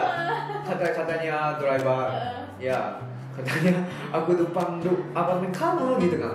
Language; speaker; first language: Indonesian; non-native, learner; Japanese